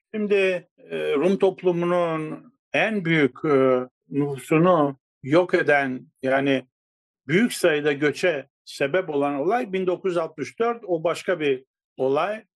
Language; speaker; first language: Turkish; non-native, local second language; Greek